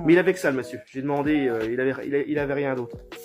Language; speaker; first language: French; native; French